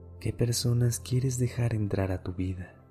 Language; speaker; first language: Spanish; native; Spanish